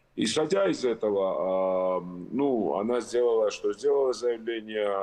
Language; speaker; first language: Russian; non-native, local second language; Georgian